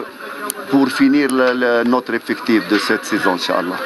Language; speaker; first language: French; non-native, fluent; Arabic